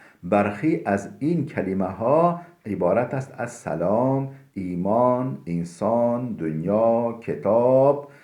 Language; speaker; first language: Persian; non-native, fluent; Turkish